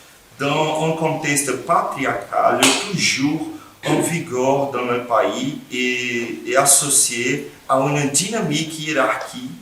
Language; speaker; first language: French; non-native, fluent; Portuguese